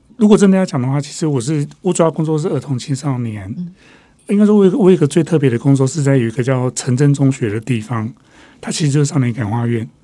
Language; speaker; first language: Chinese; non-native, local second language; Min Nan Chinese